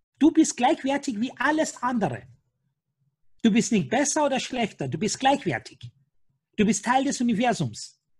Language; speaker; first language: German; non-native, fluent; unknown